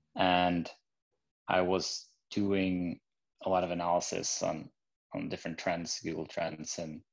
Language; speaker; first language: English; non-native, fluent; Norwegian